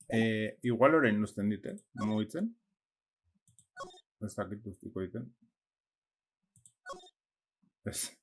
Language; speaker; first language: Basque; non-native, local second language; Spanish